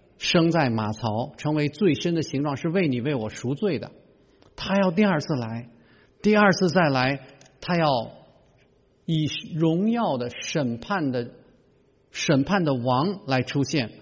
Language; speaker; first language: Chinese; native; Chinese